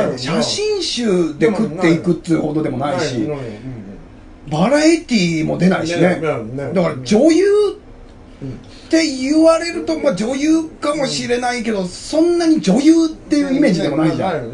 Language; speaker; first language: Japanese; native; Japanese